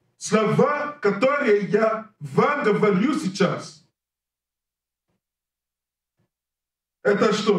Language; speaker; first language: Russian; non-native, learner; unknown